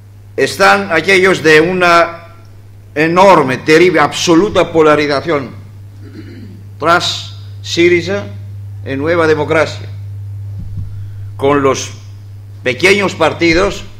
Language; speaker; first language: Spanish; non-native, fluent; Greek